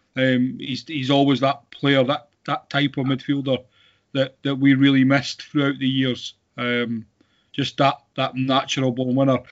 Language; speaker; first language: English; native; English